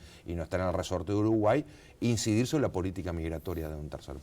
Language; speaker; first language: Spanish; native; Spanish